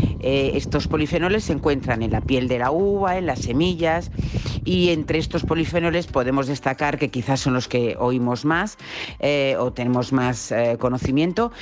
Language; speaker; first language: Spanish; native; Spanish